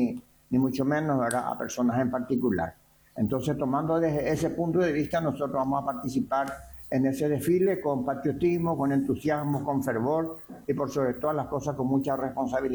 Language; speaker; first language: Spanish; native; Spanish